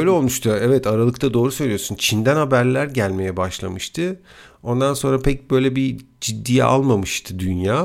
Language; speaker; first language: Turkish; native; Turkish